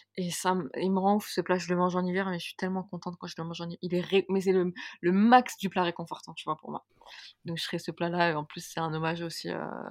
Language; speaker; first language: French; early bilingual, other home language; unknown